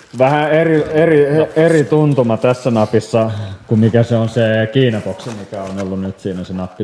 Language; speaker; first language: Finnish; native; Finnish